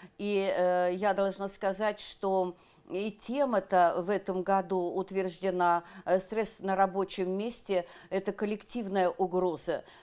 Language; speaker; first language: Russian; native; Russian